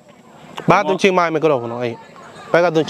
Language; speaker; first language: Spanish; native; Spanish